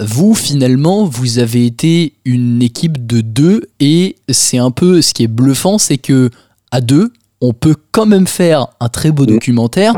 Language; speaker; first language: French; native; French